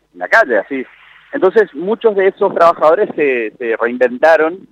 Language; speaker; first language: Spanish; native; Spanish